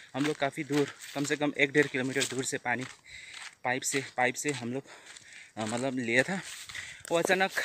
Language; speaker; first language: Hindi; non-native, local second language; Nepali